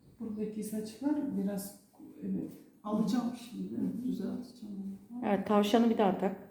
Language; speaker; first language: Turkish; non-native, learner; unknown